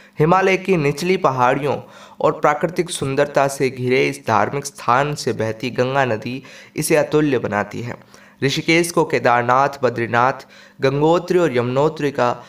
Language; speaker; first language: Hindi; native; Hindi